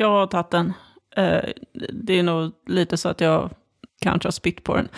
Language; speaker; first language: Swedish; native; Swedish